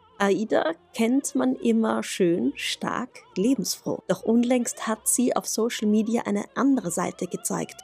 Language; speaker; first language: German; native; German